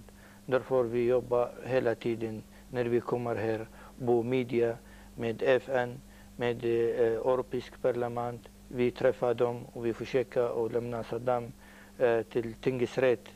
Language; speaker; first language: Swedish; non-native, learner; Arabic